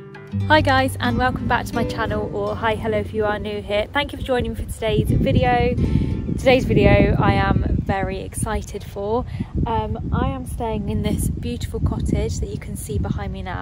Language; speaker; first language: English; native; English